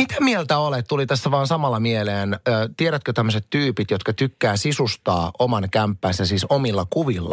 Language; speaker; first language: Finnish; native; Finnish